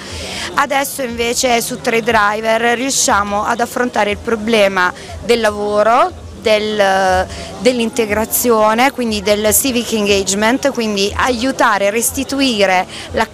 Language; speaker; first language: Italian; native; Italian